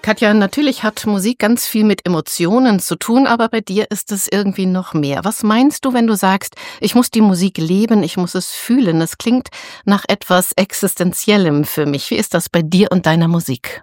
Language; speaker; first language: German; native; German